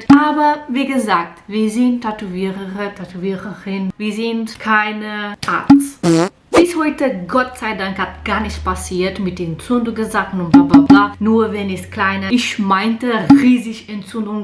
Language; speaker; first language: German; non-native, learner; Portuguese